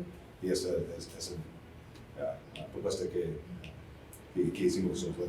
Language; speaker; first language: Spanish; non-native, fluent; English